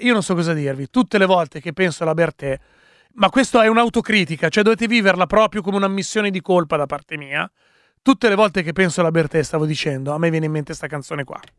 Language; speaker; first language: Italian; native; Italian